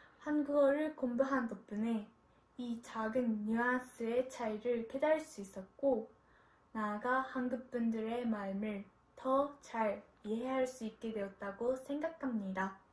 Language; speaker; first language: Korean; non-native, fluent; Japanese